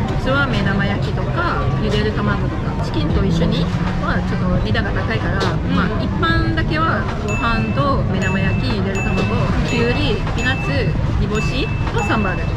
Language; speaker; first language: Japanese; non-native, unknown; Malay